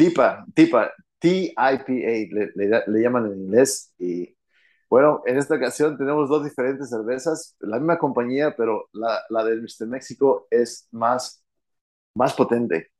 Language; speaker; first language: Spanish; early bilingual, heritage; Spanish